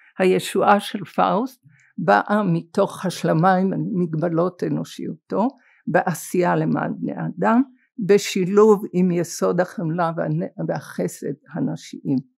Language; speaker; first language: Hebrew; native; Hebrew